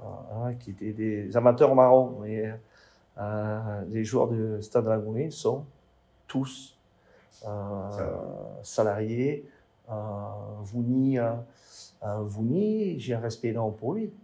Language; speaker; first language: French; native; French